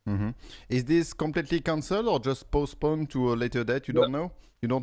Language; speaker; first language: English; non-native, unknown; French